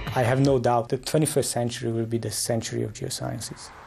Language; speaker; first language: English; non-native, fluent; Romanian